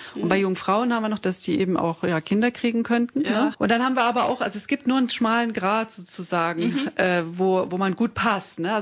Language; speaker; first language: German; native; German